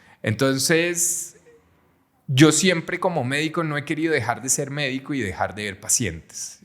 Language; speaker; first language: Spanish; native; Spanish